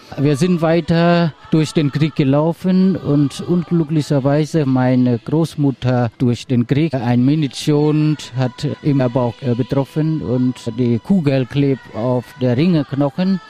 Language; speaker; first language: German; non-native, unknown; Khmer